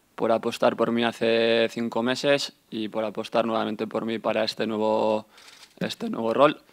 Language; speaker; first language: Spanish; native; Spanish